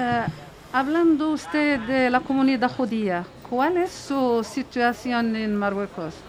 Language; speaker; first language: Spanish; non-native, fluent; Arabic